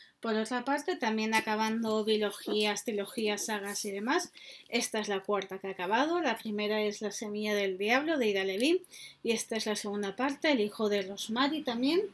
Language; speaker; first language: Spanish; native; Spanish